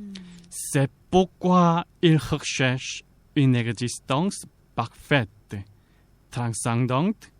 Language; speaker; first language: French; non-native, fluent; Korean